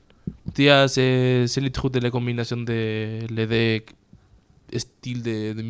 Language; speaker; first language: French; non-native, learner; Spanish